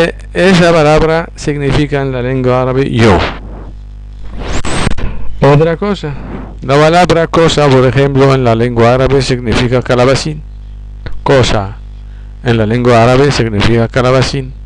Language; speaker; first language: Spanish; non-native, fluent; Arabic